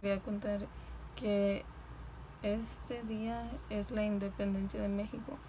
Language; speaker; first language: Spanish; early bilingual, heritage; Spanish